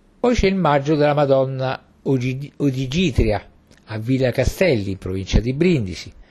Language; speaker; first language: Italian; native; Italian